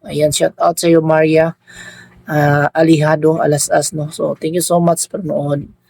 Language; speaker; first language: Filipino; non-native, local second language; Cebuano